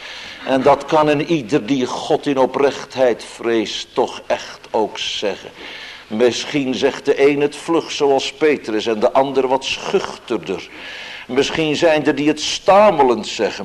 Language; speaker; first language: Dutch; native; Dutch